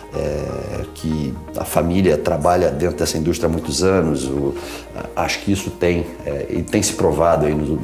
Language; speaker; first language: Portuguese; native; Portuguese